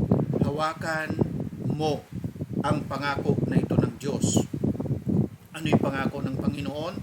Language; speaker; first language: Filipino; native; Filipino